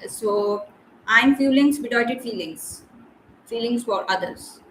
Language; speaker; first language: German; non-native, learner; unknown